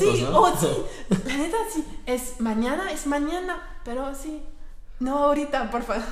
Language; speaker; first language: Spanish; non-native, fluent; French